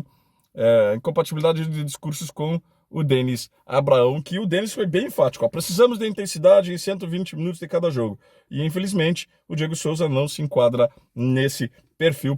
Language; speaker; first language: Portuguese; native; Portuguese